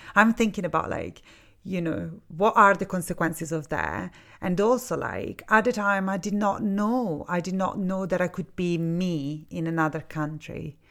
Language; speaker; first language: English; non-native, fluent; Italian